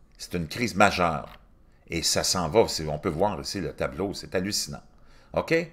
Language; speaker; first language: French; native; French